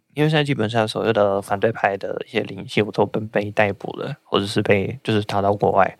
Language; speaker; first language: Chinese; non-native, fluent; Russian